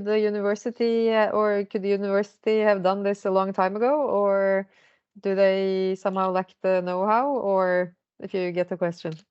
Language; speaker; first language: English; non-native, fluent; Norwegian